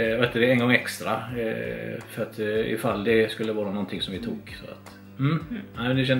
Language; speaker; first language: Swedish; native; Swedish